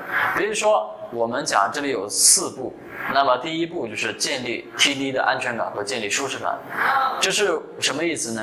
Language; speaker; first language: Chinese; native; Chinese